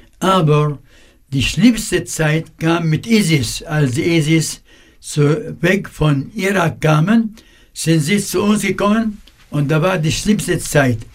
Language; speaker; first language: German; non-native, fluent; Arabic